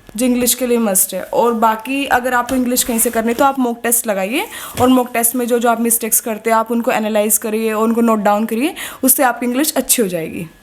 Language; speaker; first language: Hindi; native; Hindi